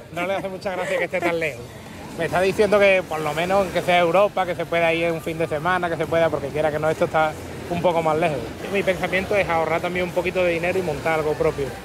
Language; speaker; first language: Spanish; native; Spanish